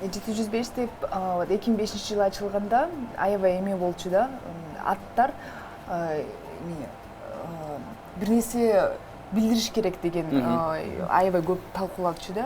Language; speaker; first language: Kyrgyz; non-native, local second language; Russian